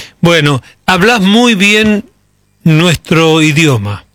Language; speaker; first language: Spanish; native; Spanish